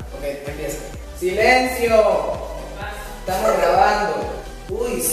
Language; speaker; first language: Spanish; native; Spanish